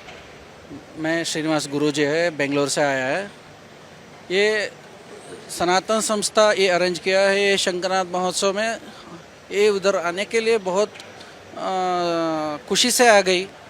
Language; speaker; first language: Hindi; non-native, local second language; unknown